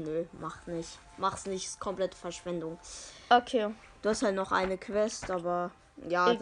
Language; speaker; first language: German; native; German